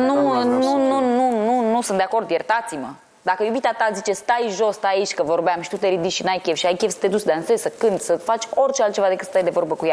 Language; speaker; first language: Romanian; native; Romanian